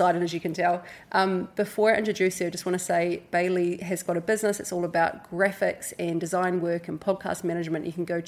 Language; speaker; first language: English; native; English